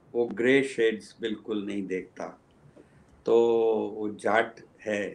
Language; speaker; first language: Hindi; early bilingual, other home language; Punjabi